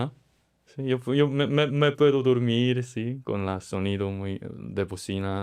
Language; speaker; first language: Spanish; non-native, learner; Korean